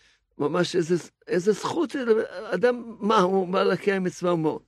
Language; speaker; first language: Hebrew; non-native, fluent; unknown